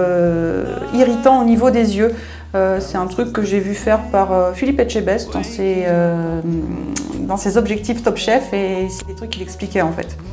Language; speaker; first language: French; native; French